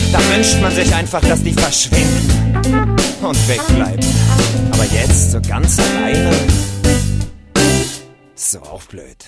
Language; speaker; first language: German; native; German